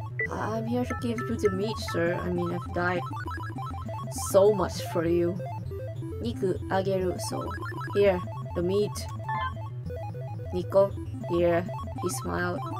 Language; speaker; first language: English; non-native, fluent; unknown